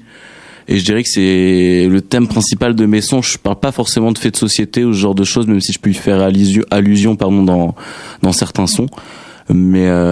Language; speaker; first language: French; native; French